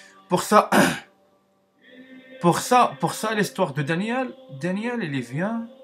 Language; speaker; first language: French; non-native, learner; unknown